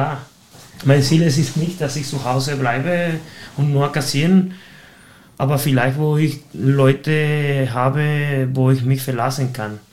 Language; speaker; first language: German; non-native, fluent; Spanish